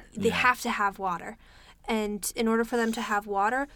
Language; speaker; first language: English; native; English